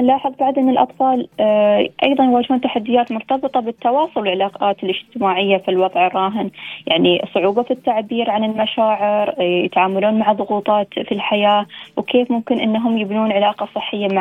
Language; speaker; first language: Arabic; native; Arabic